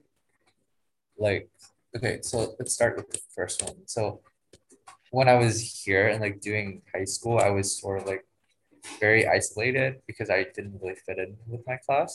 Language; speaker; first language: English; non-native, fluent; Vietnamese